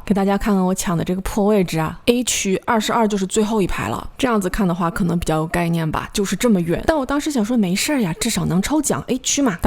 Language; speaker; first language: Chinese; native; Chinese